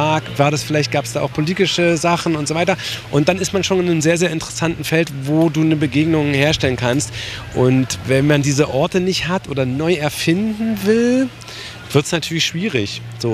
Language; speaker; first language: German; native; German